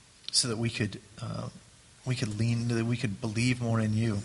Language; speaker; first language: English; native; English